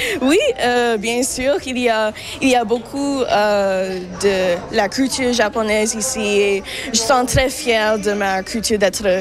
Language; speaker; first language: French; non-native, local second language; English